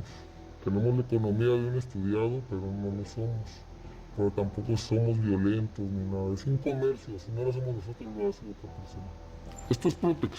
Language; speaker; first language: Spanish; native; Spanish